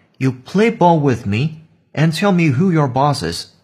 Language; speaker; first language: English; non-native, fluent; Chinese